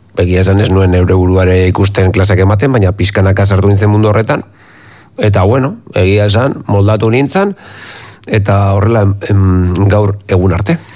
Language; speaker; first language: Basque; non-native, local second language; Spanish